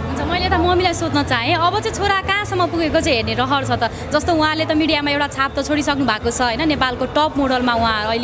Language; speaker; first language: Nepali; native; Nepali